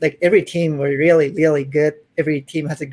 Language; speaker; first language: English; non-native, fluent; Japanese